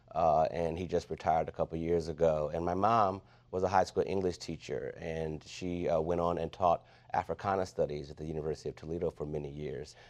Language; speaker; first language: English; native; English